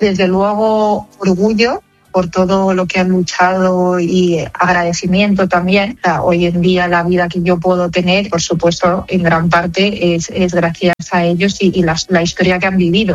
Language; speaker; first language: Spanish; native; Spanish